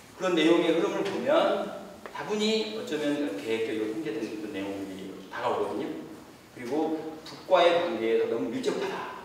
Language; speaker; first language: Korean; native; Korean